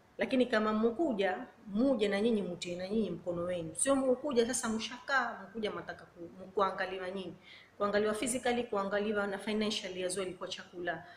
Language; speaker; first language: Swahili; native; Swahili